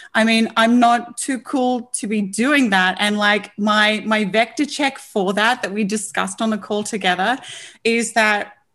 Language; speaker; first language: English; native; English